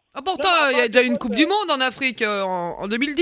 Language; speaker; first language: French; native; French